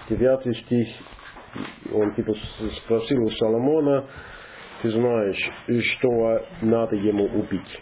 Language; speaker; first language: Russian; non-native, learner; English